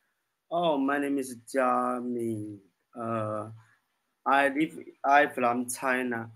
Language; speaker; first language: English; non-native, learner; Chinese